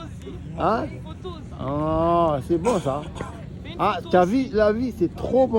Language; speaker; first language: French; non-native, learner; Arabic